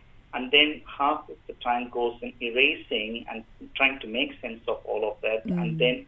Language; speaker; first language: English; non-native, local second language; Tamil